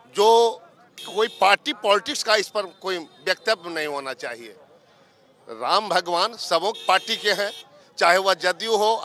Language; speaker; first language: Hindi; native; Hindi